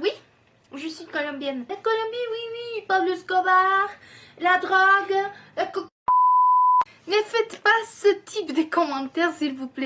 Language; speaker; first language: French; non-native, fluent; Spanish